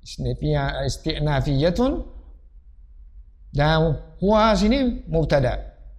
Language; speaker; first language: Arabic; non-native, fluent; Malay